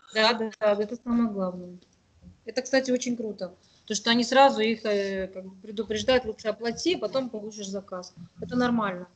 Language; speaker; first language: Russian; native; Russian